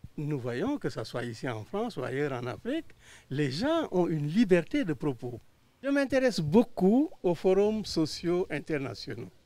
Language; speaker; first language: French; non-native, local second language; Wolof